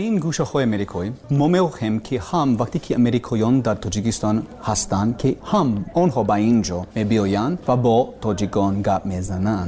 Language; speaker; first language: Persian; non-native, learner; English